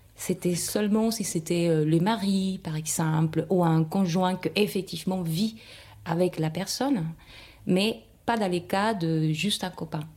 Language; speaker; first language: French; non-native, fluent; Spanish